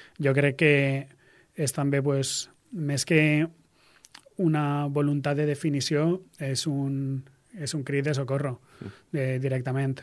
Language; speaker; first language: Catalan; native; Catalan